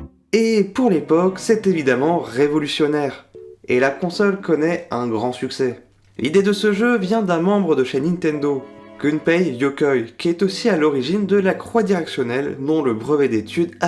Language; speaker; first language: French; native; French